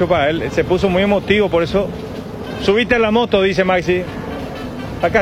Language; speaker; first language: Spanish; native; Spanish